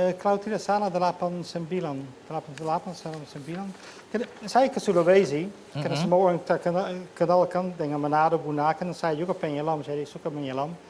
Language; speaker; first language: Indonesian; non-native, fluent; Dutch